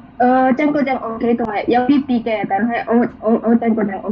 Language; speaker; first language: Cantonese; non-native, learner; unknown